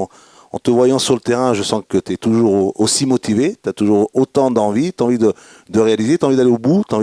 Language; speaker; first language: French; native; French